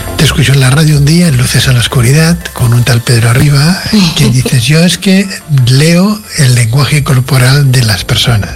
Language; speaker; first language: Spanish; native; Spanish